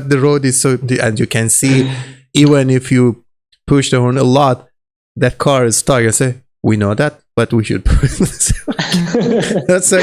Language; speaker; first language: English; non-native, learner; Persian